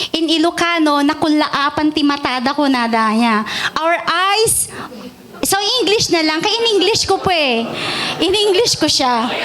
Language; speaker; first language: Filipino; non-native, local second language; Iloko